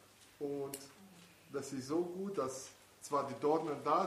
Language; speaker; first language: German; non-native, fluent; Italian